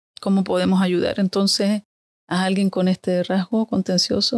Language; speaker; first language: Spanish; native; Spanish